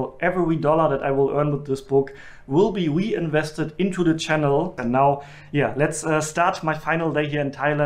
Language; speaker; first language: English; non-native, fluent; German